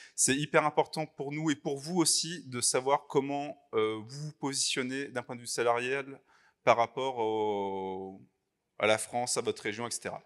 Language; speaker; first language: French; native; French